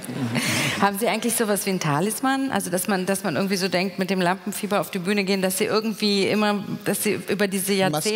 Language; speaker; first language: German; native; German